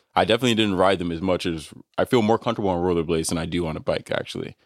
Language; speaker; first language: English; native; English